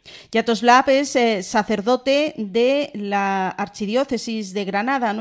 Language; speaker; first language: Spanish; native; Spanish